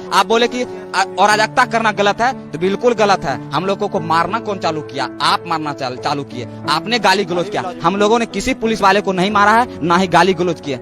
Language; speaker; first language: Hindi; native; Hindi